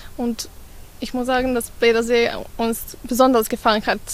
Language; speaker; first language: German; non-native, fluent; Serbian